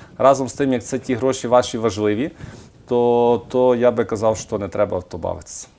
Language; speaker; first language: Ukrainian; native; Ukrainian